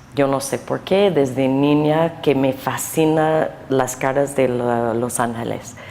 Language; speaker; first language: Spanish; non-native, learner; English